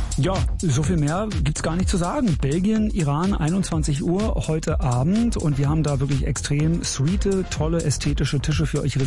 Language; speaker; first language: German; native; German